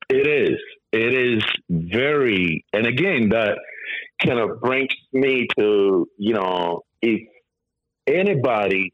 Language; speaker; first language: English; non-native, local second language; Akan